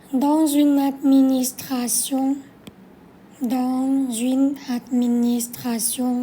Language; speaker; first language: French; non-native, fluent; Thai